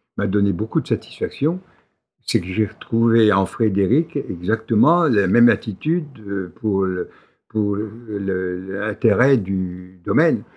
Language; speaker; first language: French; native; French